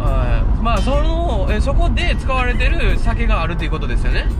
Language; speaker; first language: Japanese; native; Japanese